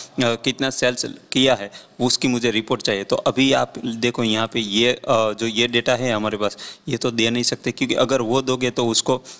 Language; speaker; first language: Hindi; non-native, local second language; Gujarati